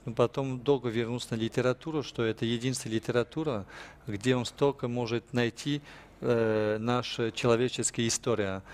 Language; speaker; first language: Russian; non-native, fluent; French